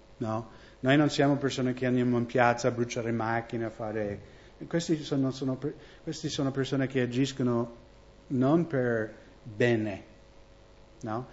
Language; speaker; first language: Italian; non-native, fluent; English